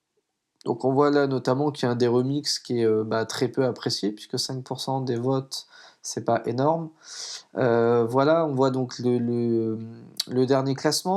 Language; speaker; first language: French; native; French